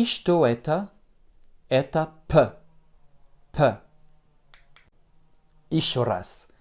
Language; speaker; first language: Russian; non-native, fluent; French